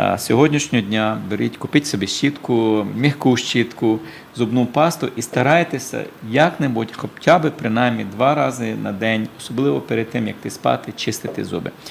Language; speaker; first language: Ukrainian; native; Ukrainian